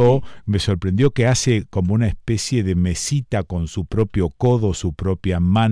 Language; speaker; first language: Spanish; native; Spanish